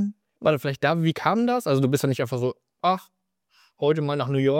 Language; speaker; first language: German; native; German